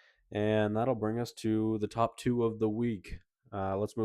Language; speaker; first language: English; native; English